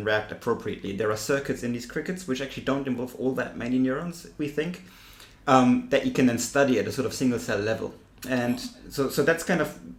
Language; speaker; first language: English; non-native, fluent; German